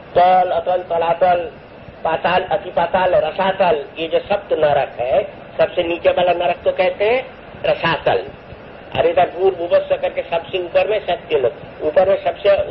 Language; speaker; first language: Hindi; non-native, local second language; Bangla